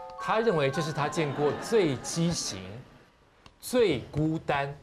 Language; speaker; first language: Chinese; native; Chinese